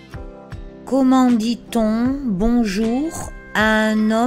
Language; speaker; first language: French; native; French